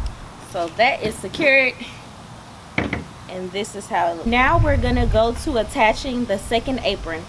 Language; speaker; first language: English; native; English